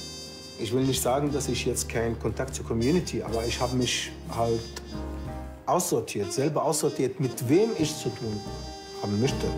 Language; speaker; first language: German; non-native, fluent; Arabic